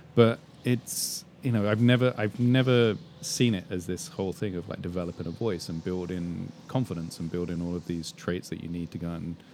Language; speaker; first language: English; native; English